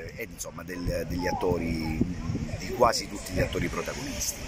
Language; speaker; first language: Italian; native; Italian